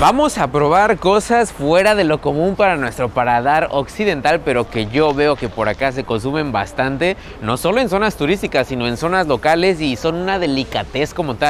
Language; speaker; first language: Spanish; native; Spanish